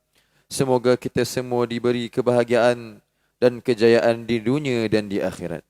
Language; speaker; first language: Malay; native; Malay